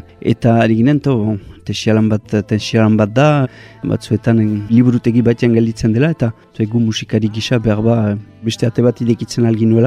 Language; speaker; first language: Basque; native; Basque